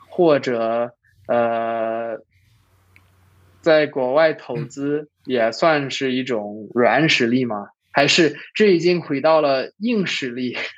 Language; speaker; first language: Chinese; non-native, fluent; English